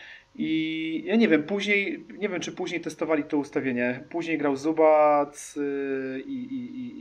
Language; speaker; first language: Polish; native; Polish